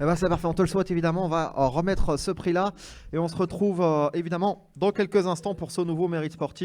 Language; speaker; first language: French; native; French